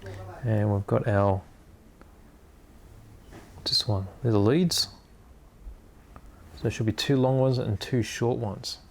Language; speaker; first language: English; native; English